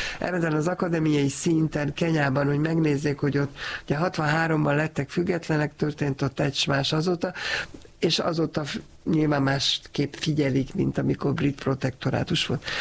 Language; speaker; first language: Hungarian; native; Hungarian